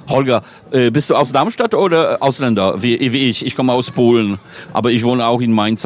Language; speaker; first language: German; non-native, fluent; Polish